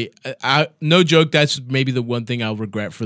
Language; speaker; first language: English; native; English